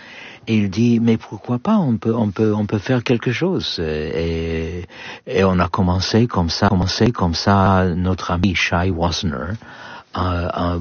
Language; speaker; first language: French; non-native, fluent; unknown